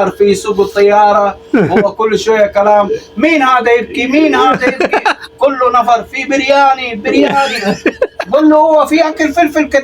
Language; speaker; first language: Arabic; non-native, learner; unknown